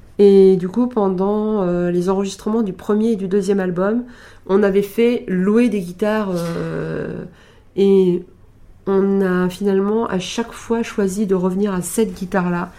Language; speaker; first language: French; early bilingual, heritage; French